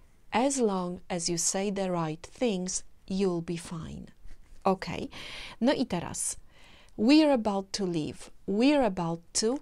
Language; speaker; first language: English; non-native, fluent; Polish